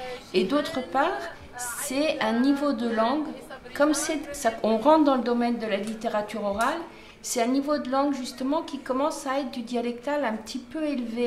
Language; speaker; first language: French; native; French